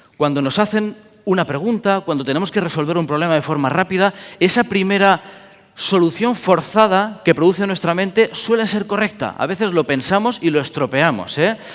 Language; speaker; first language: Spanish; native; Spanish